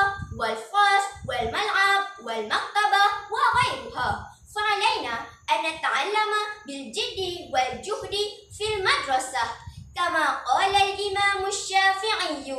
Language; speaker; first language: Arabic; non-native, learner; Malay